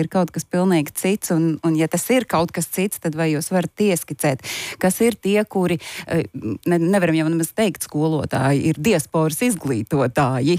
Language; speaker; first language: Latvian; native; Latvian